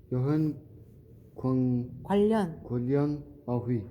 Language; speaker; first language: Korean; non-native, learner; Mongolian